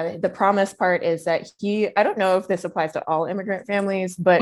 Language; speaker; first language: English; native; English